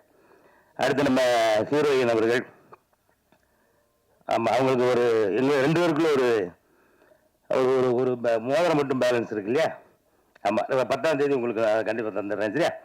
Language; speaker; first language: Tamil; native; Tamil